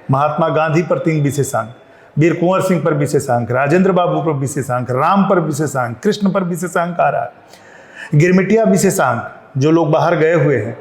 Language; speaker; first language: Hindi; non-native, local second language; Bhojpuri